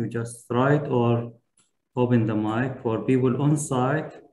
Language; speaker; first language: English; non-native, fluent; Turkish